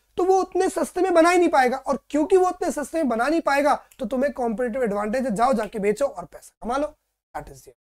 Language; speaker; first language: Hindi; native; Hindi